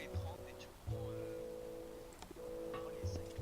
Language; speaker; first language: French; native; French